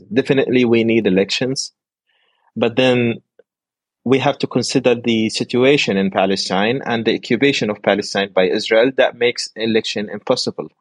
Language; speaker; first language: English; non-native, fluent; Arabic